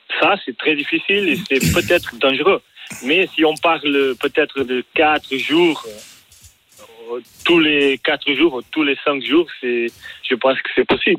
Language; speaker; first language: French; non-native, learner; Portuguese